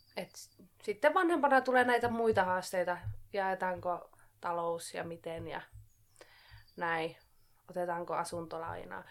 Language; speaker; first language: Finnish; non-native, local second language; Swedish